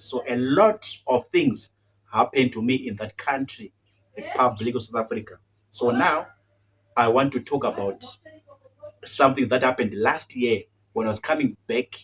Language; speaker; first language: English; non-native, local second language; Shona